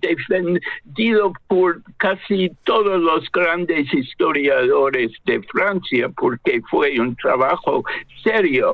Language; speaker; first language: Spanish; non-native, fluent; English